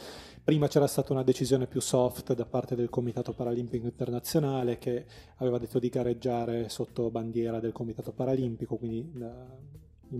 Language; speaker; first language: Italian; native; Italian